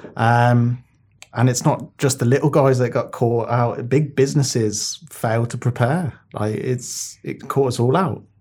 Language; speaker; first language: English; native; English